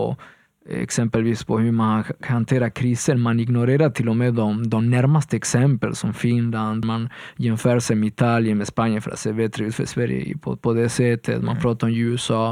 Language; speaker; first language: Swedish; non-native, fluent; Spanish